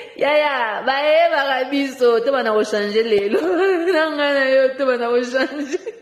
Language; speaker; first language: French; non-native, local second language; Lingala